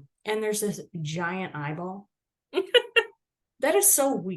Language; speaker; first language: English; native; English